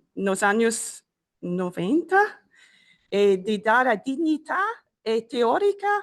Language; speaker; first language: Portuguese; non-native, learner; English